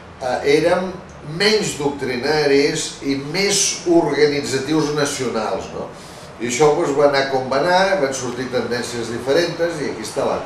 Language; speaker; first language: Catalan; native; Catalan